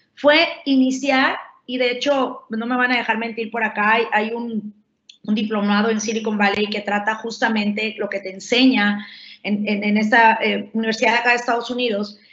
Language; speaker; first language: Spanish; native; Spanish